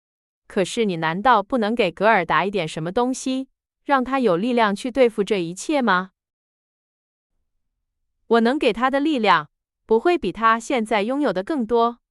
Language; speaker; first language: Chinese; native; Chinese